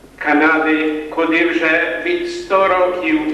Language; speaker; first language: Ukrainian; native; Ukrainian